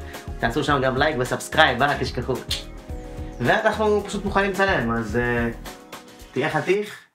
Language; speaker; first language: Hebrew; native; Hebrew